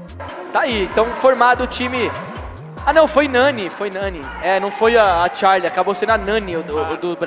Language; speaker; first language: Portuguese; native; Portuguese